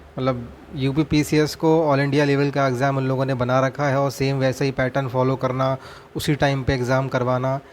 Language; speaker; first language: Hindi; native; Hindi